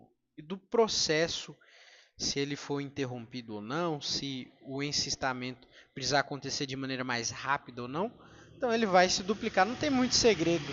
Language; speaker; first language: Portuguese; native; Portuguese